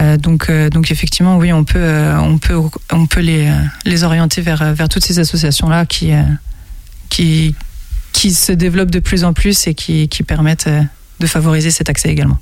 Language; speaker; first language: French; native; French